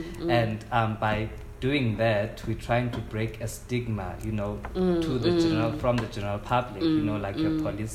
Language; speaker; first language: English; non-native, local second language; Xhosa